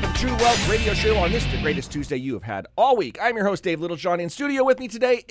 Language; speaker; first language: English; native; English